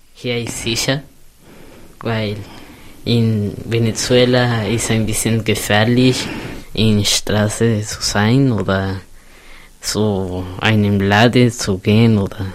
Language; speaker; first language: German; non-native, learner; Spanish